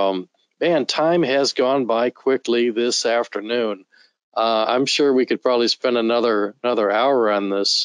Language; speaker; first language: English; native; English